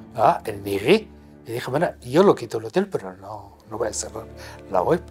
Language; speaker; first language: Spanish; non-native, fluent; Arabic